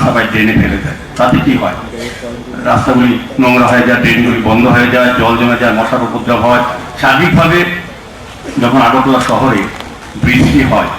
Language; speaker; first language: Bangla; native; Bangla